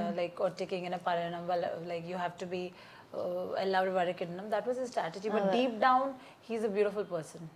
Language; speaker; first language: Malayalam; early bilingual, heritage; Malayalam